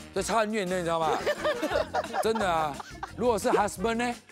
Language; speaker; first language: Chinese; native; Chinese